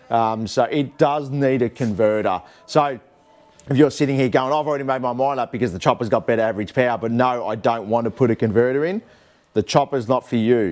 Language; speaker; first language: English; native; English